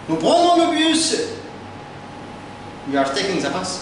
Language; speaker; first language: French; non-native, fluent; Arabic